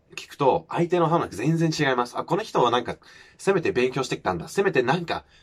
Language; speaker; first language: Japanese; non-native, fluent; English